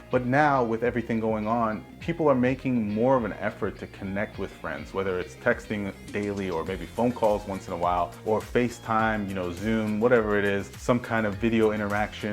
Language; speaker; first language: English; native; English